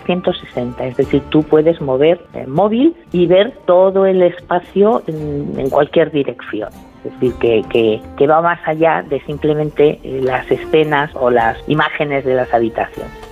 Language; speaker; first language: Spanish; native; Spanish